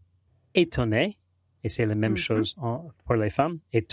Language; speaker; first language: French; non-native, fluent; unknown